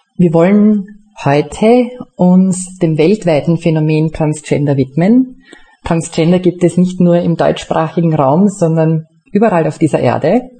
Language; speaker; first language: German; native; German